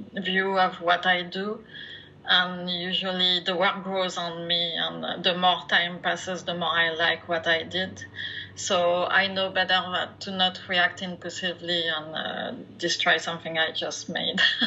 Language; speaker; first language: English; non-native, fluent; French